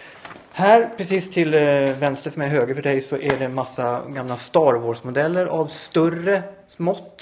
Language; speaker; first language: Swedish; native; Swedish